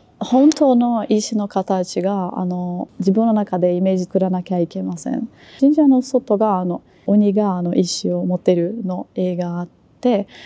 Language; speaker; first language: Japanese; non-native, learner; Portuguese